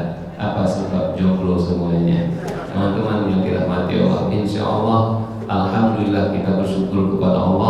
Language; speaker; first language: Malay; native; Malay